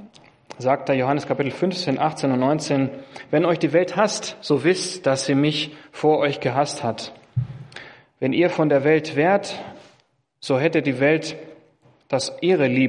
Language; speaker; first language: German; non-native, fluent; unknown